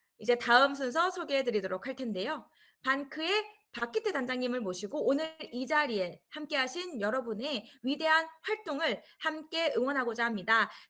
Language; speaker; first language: Korean; native; Korean